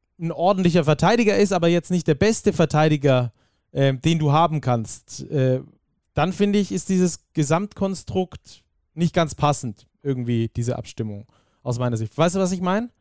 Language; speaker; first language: German; native; German